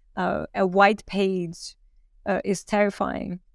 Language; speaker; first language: English; non-native, fluent; Turkish